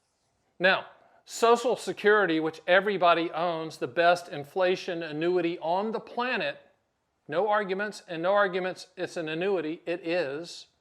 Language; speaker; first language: English; native; English